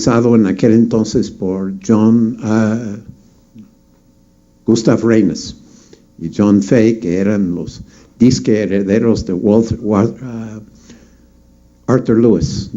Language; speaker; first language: Spanish; non-native, fluent; English